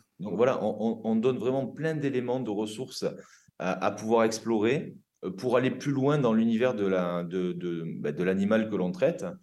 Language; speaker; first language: French; native; French